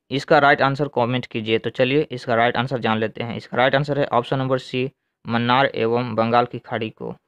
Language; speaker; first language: Hindi; native; Hindi